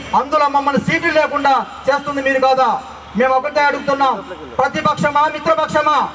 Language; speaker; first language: Telugu; non-native, local second language; Lambadi